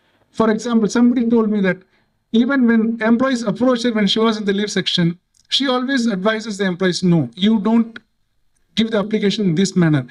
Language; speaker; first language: English; non-native, local second language; Tamil